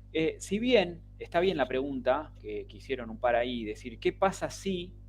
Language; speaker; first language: Spanish; native; Spanish